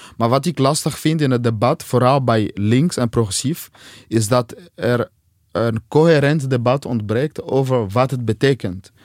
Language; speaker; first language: Dutch; non-native, fluent; Swahili